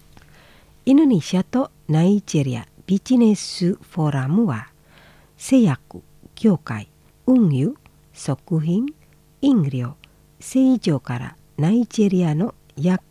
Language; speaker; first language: Japanese; non-native, fluent; Indonesian